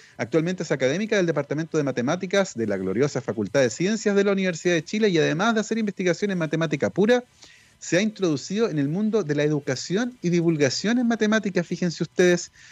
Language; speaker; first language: Spanish; native; Spanish